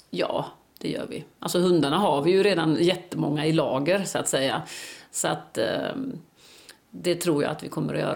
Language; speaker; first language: Swedish; native; Swedish